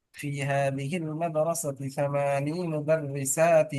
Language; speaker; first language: Arabic; non-native, fluent; Bangla